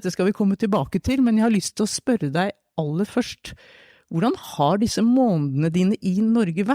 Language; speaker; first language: Norwegian; native; Norwegian